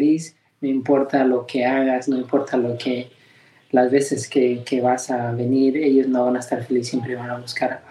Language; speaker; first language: Spanish; early bilingual, heritage; Spanish